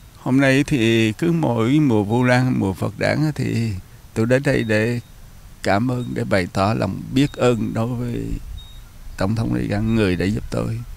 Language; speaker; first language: Vietnamese; native; Vietnamese